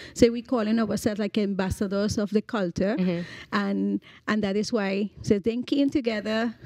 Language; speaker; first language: English; non-native, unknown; Spanish